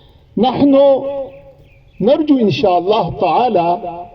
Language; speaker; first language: Arabic; non-native, fluent; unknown